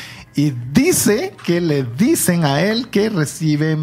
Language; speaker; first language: Spanish; native; Spanish